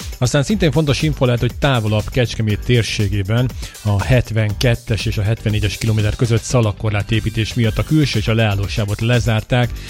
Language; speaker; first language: Hungarian; native; Hungarian